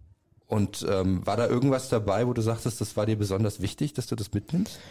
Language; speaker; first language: German; native; German